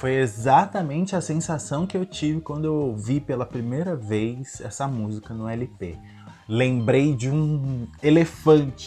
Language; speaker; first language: Portuguese; native; Portuguese